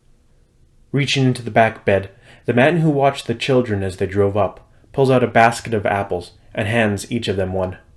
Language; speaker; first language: English; native; English